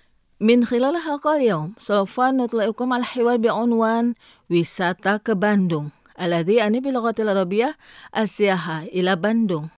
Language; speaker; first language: Arabic; non-native, fluent; Indonesian